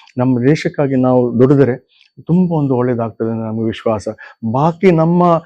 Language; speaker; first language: Kannada; non-native, local second language; Konkani